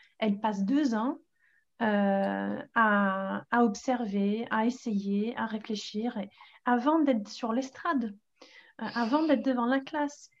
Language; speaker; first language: French; non-native, fluent; English